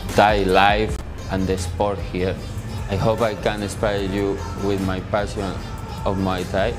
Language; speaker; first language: English; non-native, learner; Spanish